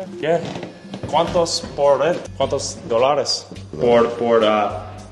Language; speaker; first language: Spanish; non-native, learner; English